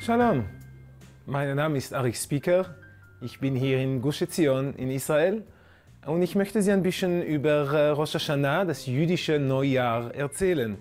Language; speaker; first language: German; non-native, fluent; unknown